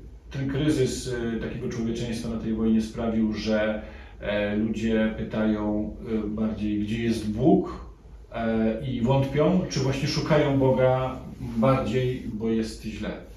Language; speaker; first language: Polish; native; Polish